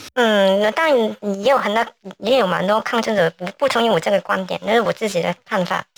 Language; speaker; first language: Chinese; non-native, local second language; Cantonese